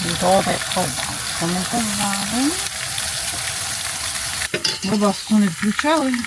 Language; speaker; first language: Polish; non-native, learner; Ukrainian